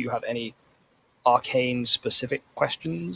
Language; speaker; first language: English; native; English